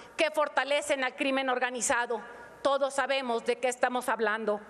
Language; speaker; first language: Spanish; native; Spanish